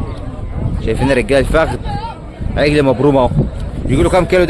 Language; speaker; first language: Arabic; native; Arabic